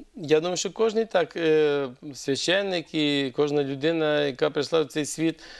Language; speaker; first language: Ukrainian; native; Ukrainian